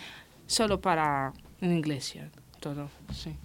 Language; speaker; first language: Spanish; non-native, learner; Russian